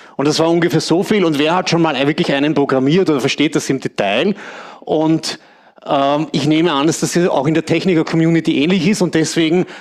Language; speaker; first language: German; native; German